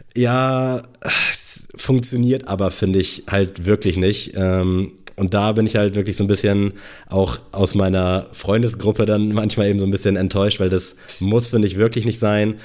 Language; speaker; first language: German; native; German